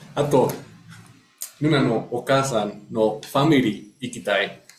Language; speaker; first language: Japanese; non-native, learner; Spanish